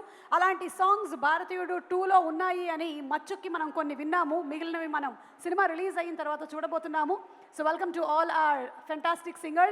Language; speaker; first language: Telugu; native; Telugu